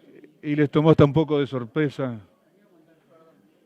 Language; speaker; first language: Spanish; native; Spanish